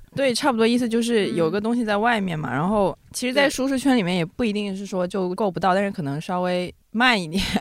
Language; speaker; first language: Chinese; non-native, local second language; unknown